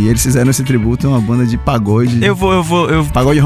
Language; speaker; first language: Portuguese; native; Portuguese